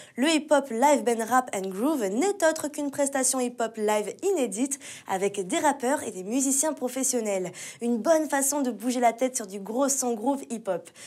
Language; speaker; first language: French; native; French